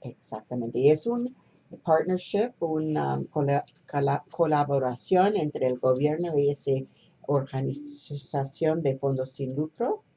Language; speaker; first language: Spanish; non-native, fluent; English